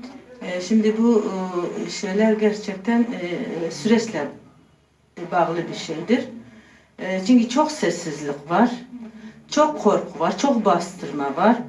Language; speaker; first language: Turkish; non-native, local second language; Kurdish